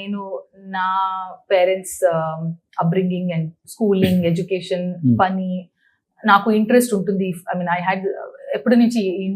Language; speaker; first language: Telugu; non-native, local second language; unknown